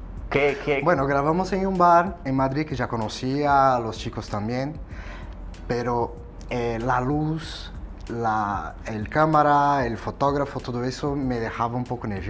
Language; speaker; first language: Spanish; non-native, fluent; Portuguese